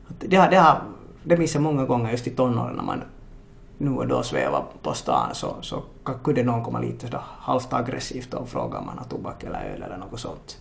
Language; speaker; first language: Swedish; native; Swedish